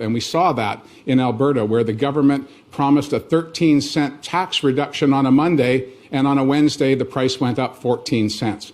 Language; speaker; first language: English; native; English